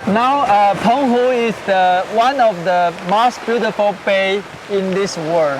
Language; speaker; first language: English; non-native, learner; Chinese